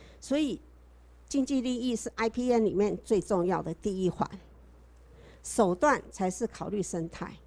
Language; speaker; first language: Chinese; native; Chinese